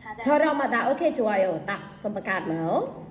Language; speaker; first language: Korean; non-native, fluent; Vietnamese